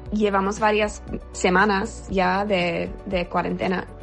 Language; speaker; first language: Spanish; non-native, fluent; English